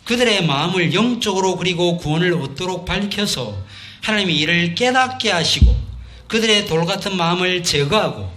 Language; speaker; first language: Korean; native; Korean